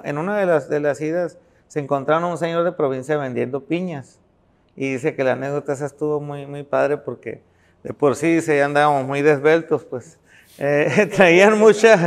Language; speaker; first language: Spanish; native; Spanish